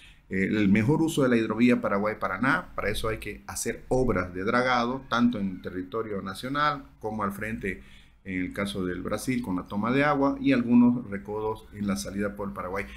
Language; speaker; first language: Spanish; native; Spanish